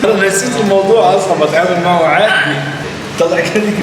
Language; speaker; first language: Arabic; native; Arabic